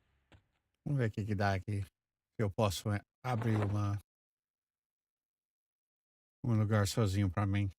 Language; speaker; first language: Portuguese; non-native, fluent; English